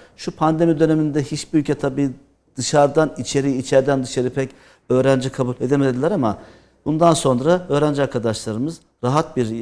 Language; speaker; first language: Turkish; native; Turkish